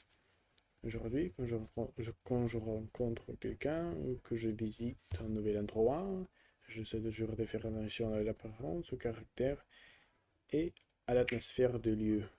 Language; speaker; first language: French; non-native, learner; Russian